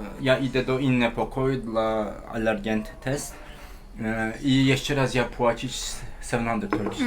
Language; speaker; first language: Polish; non-native, learner; Turkish